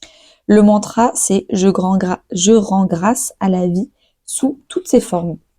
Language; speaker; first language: French; native; French